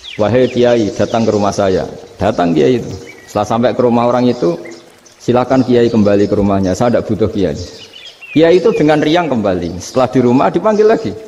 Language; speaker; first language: Indonesian; non-native, local second language; Javanese